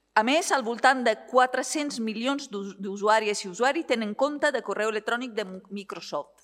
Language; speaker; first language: Catalan; non-native, fluent; Italian